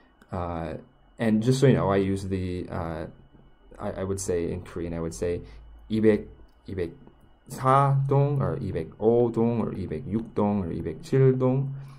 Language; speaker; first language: English; native; English